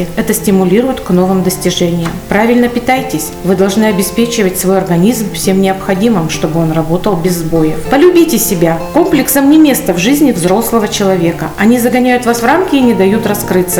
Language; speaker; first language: Russian; native; Russian